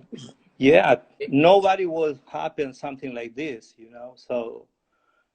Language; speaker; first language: English; non-native, learner; Spanish